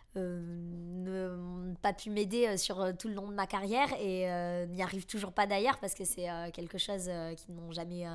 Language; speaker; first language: French; native; French